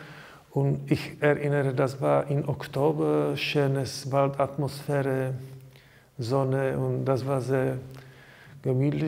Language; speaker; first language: German; non-native, learner; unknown